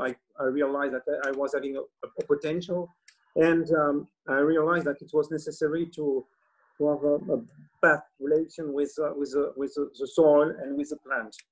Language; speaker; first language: English; non-native, learner; French